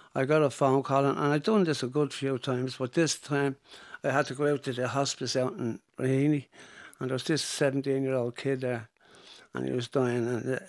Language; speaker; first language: English; native; English